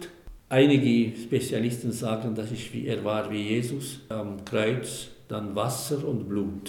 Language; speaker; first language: German; non-native, fluent; Arabic